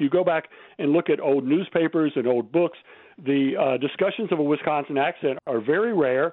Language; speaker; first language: English; native; English